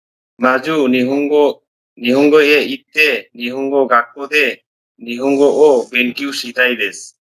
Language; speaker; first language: Japanese; non-native, learner; Bangla